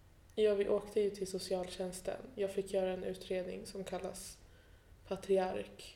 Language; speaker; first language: Swedish; early bilingual, other home language; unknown